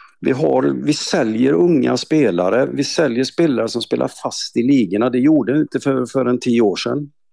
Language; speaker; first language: Swedish; native; Swedish